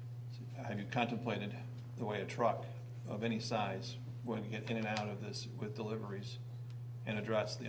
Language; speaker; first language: English; native; English